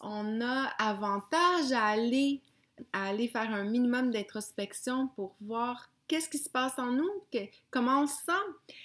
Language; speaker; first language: French; native; French